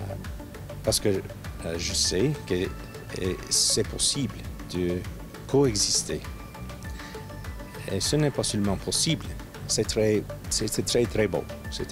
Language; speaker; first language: French; non-native, learner; English